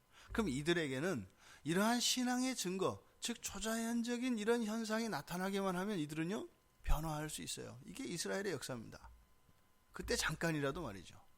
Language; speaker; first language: Korean; native; Korean